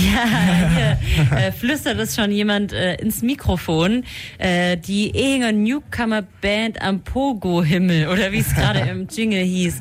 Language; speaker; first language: German; native; German